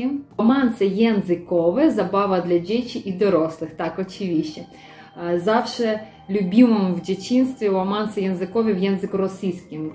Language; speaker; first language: Polish; non-native, learner; Russian